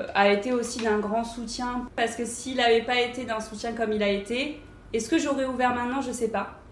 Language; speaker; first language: French; native; French